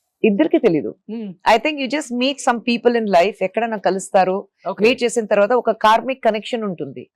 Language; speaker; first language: Telugu; non-native, local second language; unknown